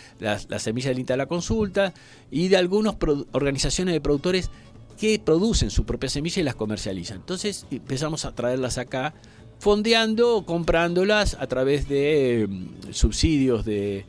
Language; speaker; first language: Spanish; native; Spanish